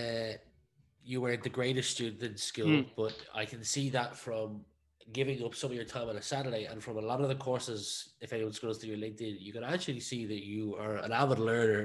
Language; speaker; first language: English; native; English